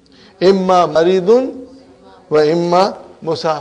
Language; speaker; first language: Arabic; non-native, fluent; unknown